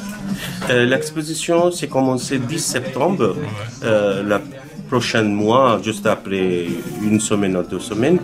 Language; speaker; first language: French; non-native, learner; Bangla